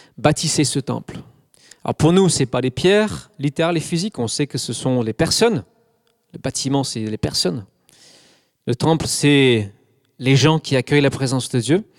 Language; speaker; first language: French; non-native, fluent; English